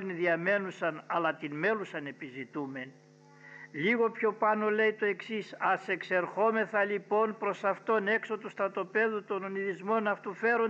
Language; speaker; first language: Greek; native; Greek